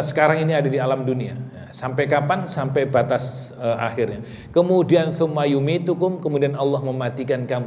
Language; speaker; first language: Indonesian; native; Indonesian